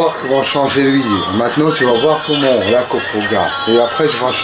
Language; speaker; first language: French; non-native, learner; Arabic